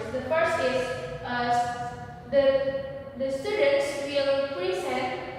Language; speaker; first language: English; non-native, learner; Indonesian